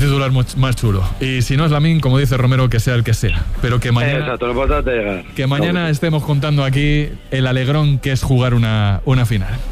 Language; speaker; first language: Spanish; native; Spanish